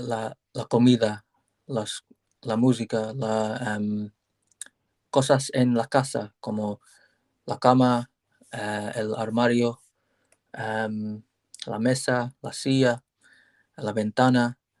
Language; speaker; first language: Spanish; non-native, learner; English